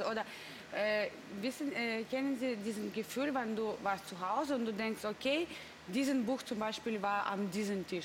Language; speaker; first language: German; non-native, learner; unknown